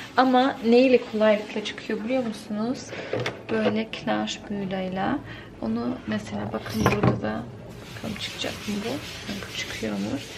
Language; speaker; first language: Turkish; early bilingual, heritage; Turkish